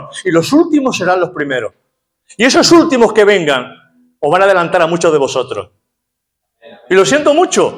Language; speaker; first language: Spanish; native; Spanish